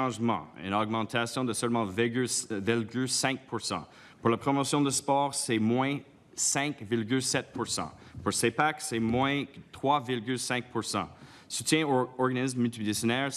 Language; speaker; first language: French; non-native, local second language; English